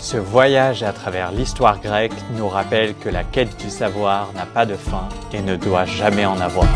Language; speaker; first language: French; native; French